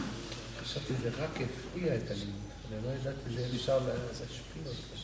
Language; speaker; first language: Hebrew; non-native, fluent; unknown